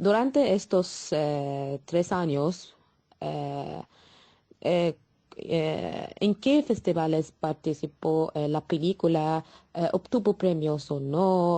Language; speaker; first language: Spanish; non-native, fluent; Arabic